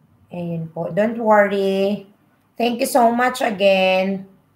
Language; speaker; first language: English; non-native, local second language; Filipino